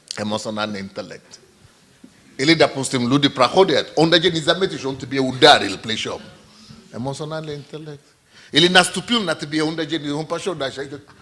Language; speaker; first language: Russian; non-native, fluent; Yoruba